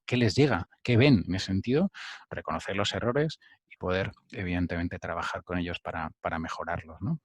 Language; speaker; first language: Spanish; native; Spanish